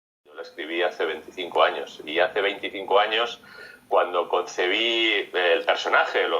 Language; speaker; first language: Spanish; native; Spanish